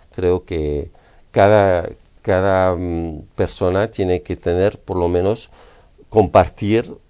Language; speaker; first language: Spanish; non-native, fluent; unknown